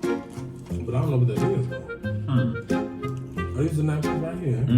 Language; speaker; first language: English; native; English